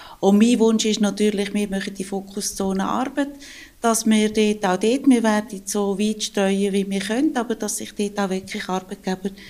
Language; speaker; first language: German; native; German